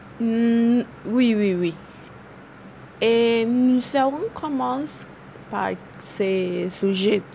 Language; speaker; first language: French; non-native, learner; Spanish